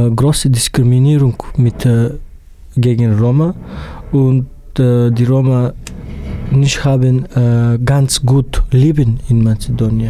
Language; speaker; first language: German; non-native, learner; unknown